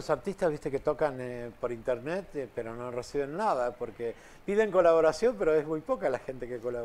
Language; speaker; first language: Spanish; native; Spanish